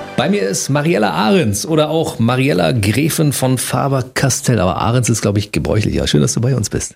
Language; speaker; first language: German; native; German